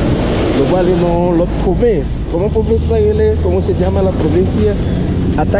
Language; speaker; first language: Spanish; non-native, learner; Haitian Creole